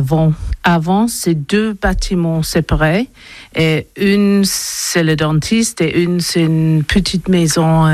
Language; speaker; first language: French; non-native, learner; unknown